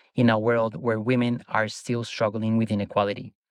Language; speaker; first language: English; non-native, fluent; Spanish